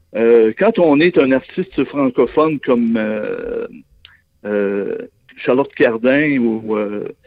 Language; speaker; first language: French; native; French